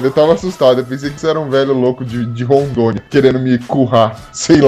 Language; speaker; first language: Portuguese; native; Portuguese